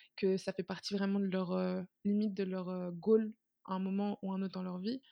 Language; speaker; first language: French; native; French